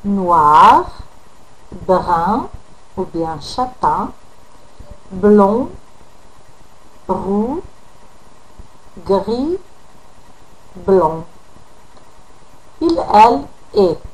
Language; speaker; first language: French; non-native, fluent; Macedonian